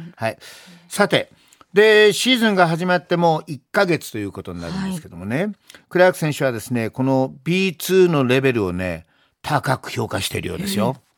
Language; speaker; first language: Japanese; native; Japanese